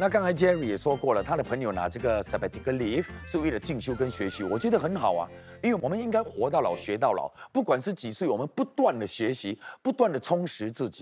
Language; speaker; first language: Chinese; native; Chinese